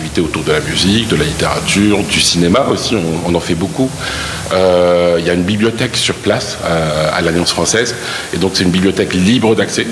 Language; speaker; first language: French; non-native, local second language; Arabic